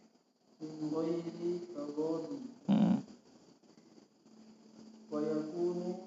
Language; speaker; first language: Arabic; non-native, learner; Indonesian